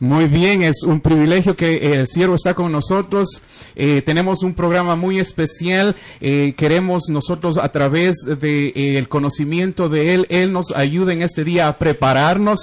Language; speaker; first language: Spanish; native; Spanish